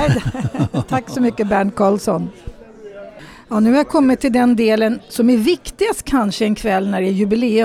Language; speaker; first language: Swedish; native; Swedish